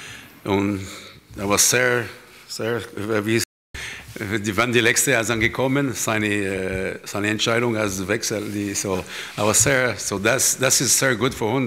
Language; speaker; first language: German; non-native, learner; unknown